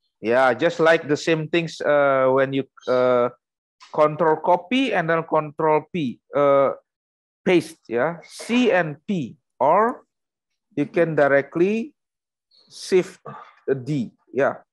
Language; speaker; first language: English; non-native, learner; Indonesian